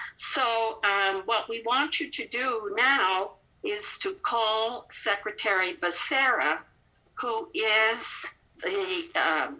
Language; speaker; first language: English; native; English